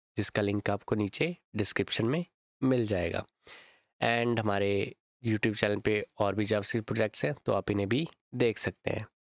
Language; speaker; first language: Hindi; native; Hindi